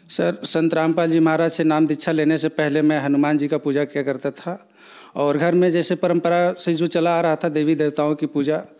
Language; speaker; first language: Hindi; native; Hindi